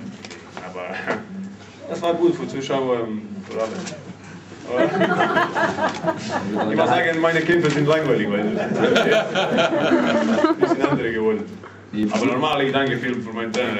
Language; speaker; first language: German; non-native, learner; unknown